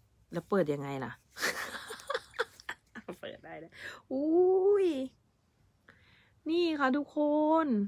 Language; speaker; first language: Thai; native; Thai